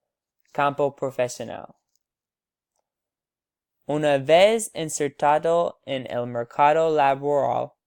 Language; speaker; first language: Spanish; non-native, learner; English